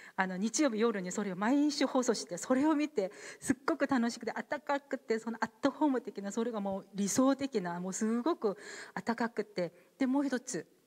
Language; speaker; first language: Japanese; non-native, fluent; Korean